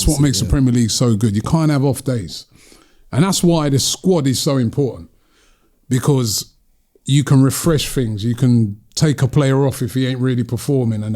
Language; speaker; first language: English; native; English